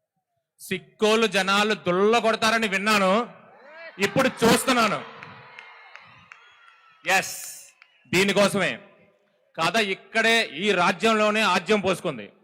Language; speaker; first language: Telugu; native; Telugu